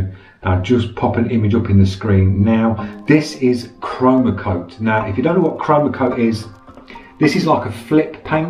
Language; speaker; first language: English; native; English